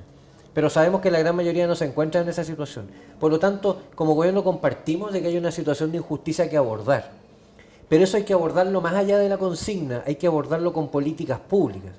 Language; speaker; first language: Spanish; native; Spanish